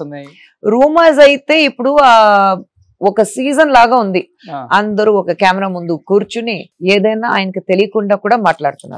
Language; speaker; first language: Telugu; non-native, fluent; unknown